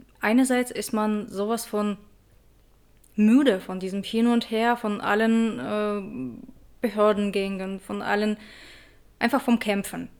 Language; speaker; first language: German; non-native, fluent; Russian